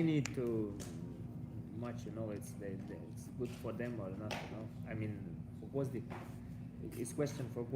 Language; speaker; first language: English; non-native, learner; Russian